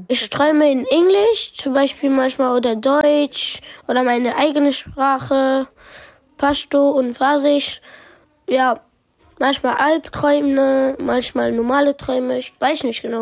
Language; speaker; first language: German; early bilingual, other home language; Pashto